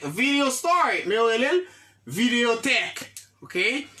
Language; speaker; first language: English; non-native, fluent; Haitian Creole